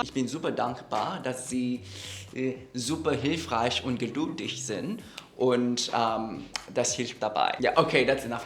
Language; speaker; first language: German; non-native, learner; English